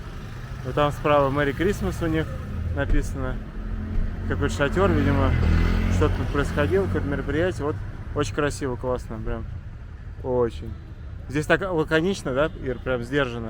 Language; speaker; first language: Russian; native; Russian